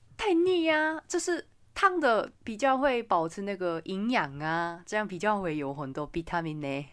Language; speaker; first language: Chinese; non-native, fluent; Korean